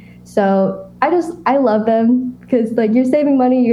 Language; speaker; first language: English; native; English